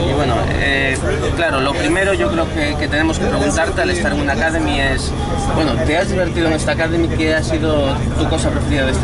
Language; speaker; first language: Spanish; native; Spanish